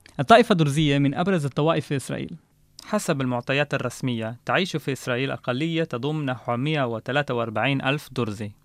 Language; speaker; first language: Arabic; non-native, fluent; Hebrew